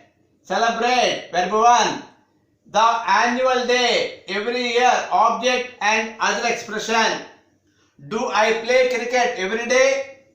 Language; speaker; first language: English; non-native, local second language; Telugu